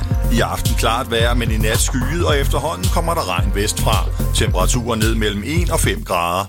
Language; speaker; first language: Danish; native; Danish